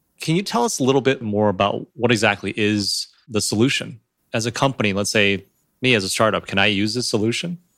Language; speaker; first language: English; early bilingual, other home language; Chinese